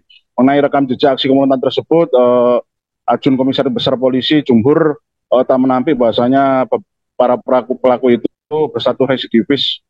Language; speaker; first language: Indonesian; native; Indonesian